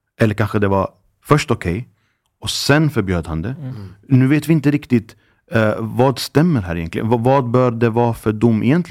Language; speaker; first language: Swedish; early bilingual, other home language; Arabic